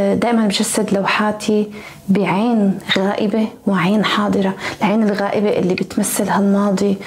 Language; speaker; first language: Arabic; native; Arabic